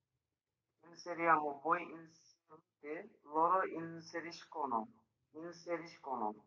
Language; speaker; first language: Italian; non-native, learner; Bangla